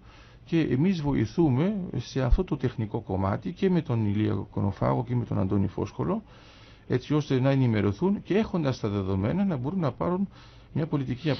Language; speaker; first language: Greek; native; Greek